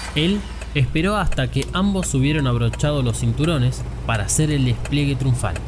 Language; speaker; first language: Spanish; native; Spanish